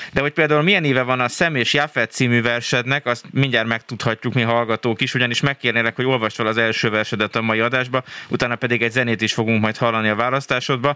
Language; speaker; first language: Hungarian; native; Hungarian